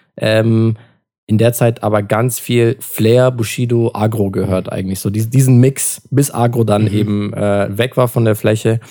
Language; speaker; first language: German; early bilingual, other home language; Turkish